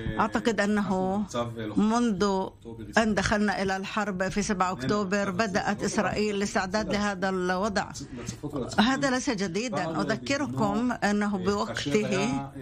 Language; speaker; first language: Arabic; non-native, fluent; Hebrew